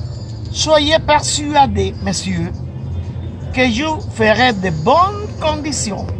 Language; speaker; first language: French; non-native, fluent; Spanish